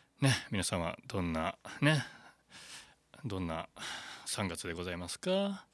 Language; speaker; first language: Japanese; native; Japanese